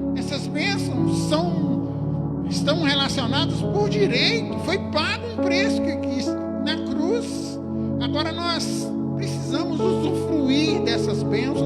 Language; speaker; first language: Portuguese; native; Portuguese